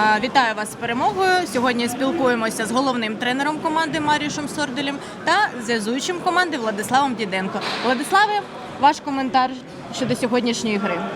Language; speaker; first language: Ukrainian; native; Ukrainian